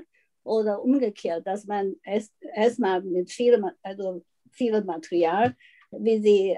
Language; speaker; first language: German; non-native, fluent; Chinese